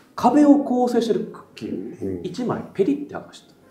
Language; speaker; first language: Japanese; native; Japanese